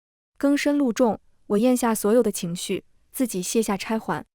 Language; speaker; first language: Chinese; native; Chinese